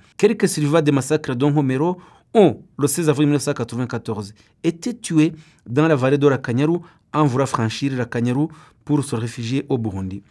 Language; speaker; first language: French; non-native, local second language; Kinyarwanda